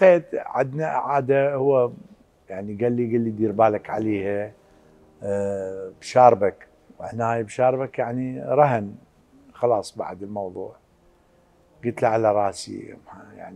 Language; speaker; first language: Arabic; native; Arabic